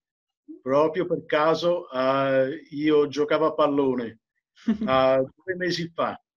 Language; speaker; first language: Italian; early bilingual, heritage; English